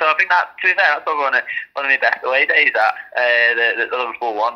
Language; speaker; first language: English; native; English